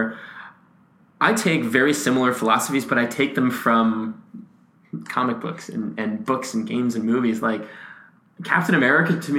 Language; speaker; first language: English; native; English